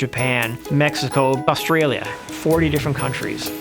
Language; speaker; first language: English; native; English